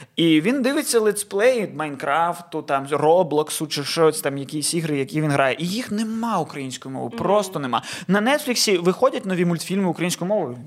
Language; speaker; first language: Ukrainian; non-native, local second language; Russian